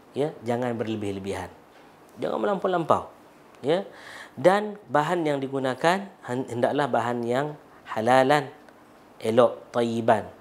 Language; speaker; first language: Malay; native; Malay